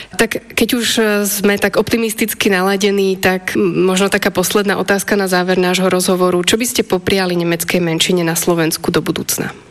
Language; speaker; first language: Slovak; native; Slovak